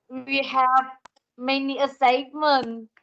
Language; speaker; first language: English; non-native, learner; Indonesian